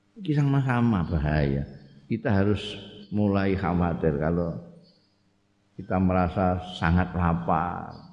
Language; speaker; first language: Indonesian; non-native, local second language; Javanese